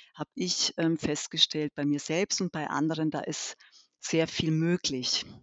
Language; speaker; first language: German; early bilingual, other home language; Albanian